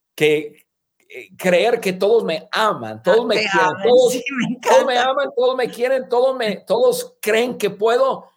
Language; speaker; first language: Spanish; non-native, fluent; English